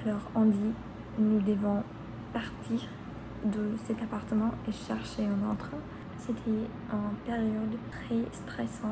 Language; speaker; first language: French; non-native, learner; Spanish